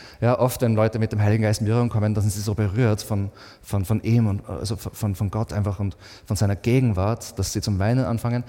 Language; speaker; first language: German; native; German